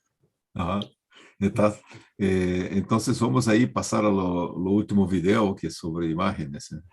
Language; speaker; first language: Spanish; non-native, learner; Portuguese